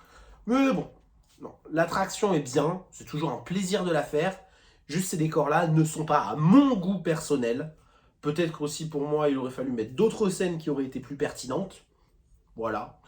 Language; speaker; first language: French; native; French